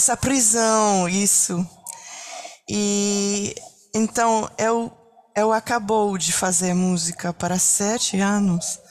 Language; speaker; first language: Portuguese; non-native, learner; French